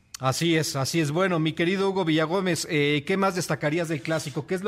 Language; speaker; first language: Spanish; native; Spanish